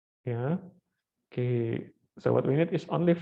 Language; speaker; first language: English; non-native, fluent; Indonesian